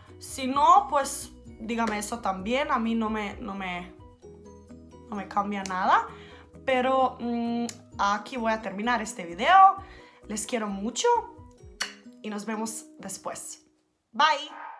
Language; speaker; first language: Spanish; non-native, learner; Bosnian